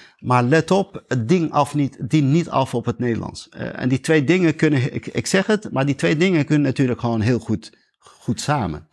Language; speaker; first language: Dutch; early bilingual, other home language; Riffian